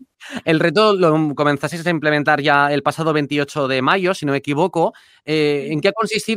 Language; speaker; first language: Spanish; native; Spanish